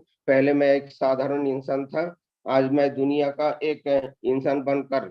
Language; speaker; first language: Hindi; non-native, local second language; Bangla